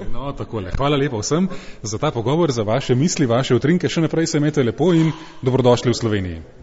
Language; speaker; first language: Slovenian; native; Slovenian